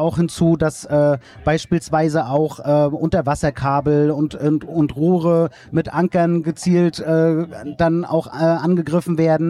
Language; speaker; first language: German; native; German